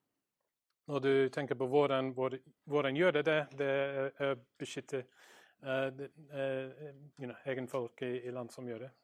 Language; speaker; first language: Norwegian; non-native, learner; English